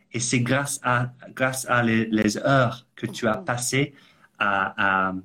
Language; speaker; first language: French; non-native, fluent; English